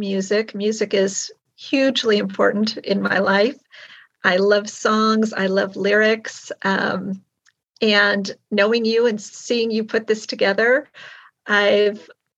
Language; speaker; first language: English; native; English